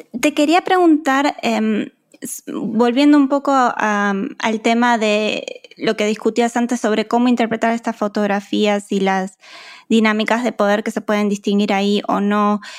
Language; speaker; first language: Spanish; native; Spanish